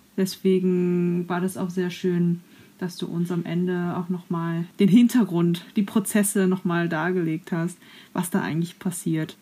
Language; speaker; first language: German; native; German